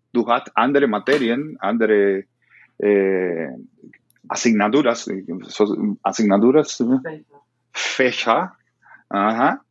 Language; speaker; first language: German; non-native, learner; Spanish